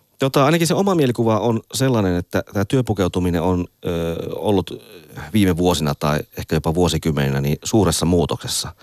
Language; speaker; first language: Finnish; native; Finnish